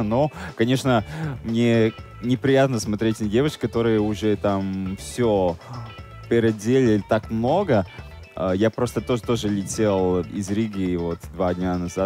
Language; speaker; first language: Russian; non-native, fluent; Latvian